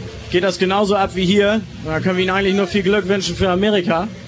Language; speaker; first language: German; native; German